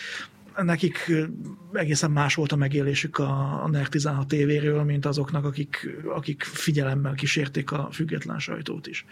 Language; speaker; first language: Hungarian; native; Hungarian